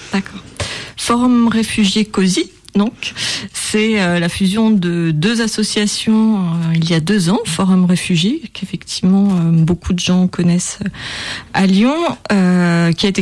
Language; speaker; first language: French; native; French